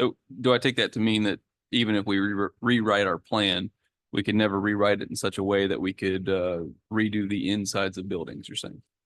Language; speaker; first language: English; native; English